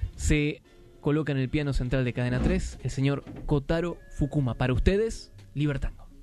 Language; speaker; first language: Spanish; native; Spanish